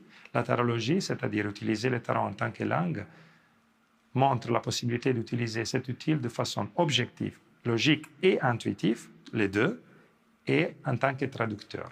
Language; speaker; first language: French; non-native, fluent; Italian